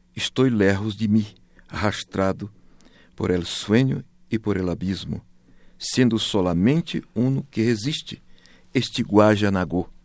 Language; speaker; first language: Spanish; non-native, learner; Portuguese